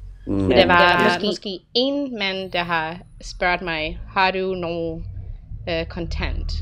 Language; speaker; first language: Danish; non-native, fluent; English